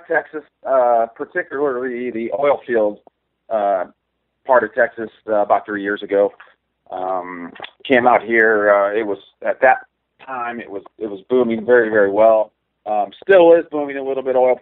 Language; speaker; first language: English; native; English